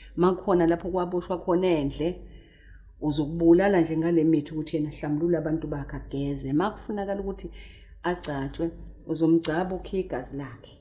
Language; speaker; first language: Zulu; native; Zulu